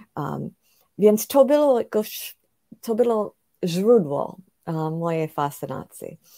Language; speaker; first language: Polish; non-native, fluent; English